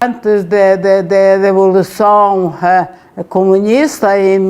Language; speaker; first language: Portuguese; early bilingual, other home language; Ukrainian